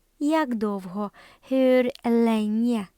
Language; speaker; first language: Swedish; non-native, fluent; Ukrainian